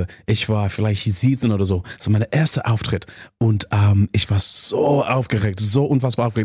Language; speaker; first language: German; non-native, learner; English